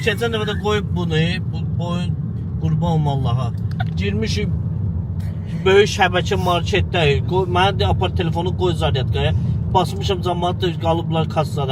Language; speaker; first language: Azerbaijani; native; Azerbaijani